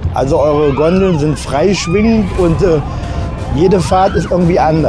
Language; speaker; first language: German; native; German